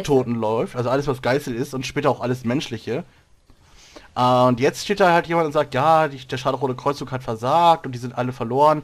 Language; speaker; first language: German; native; German